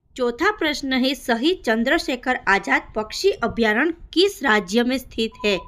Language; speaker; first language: Hindi; non-native, local second language; Gujarati